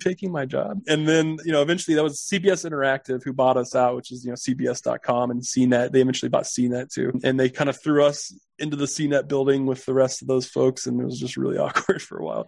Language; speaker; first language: English; native; English